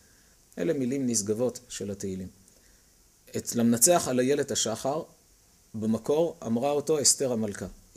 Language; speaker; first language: Hebrew; native; Hebrew